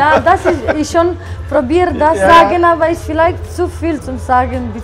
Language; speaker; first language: German; non-native, learner; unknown